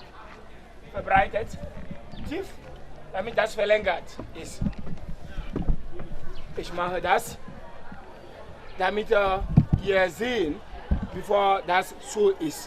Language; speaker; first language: German; non-native, learner; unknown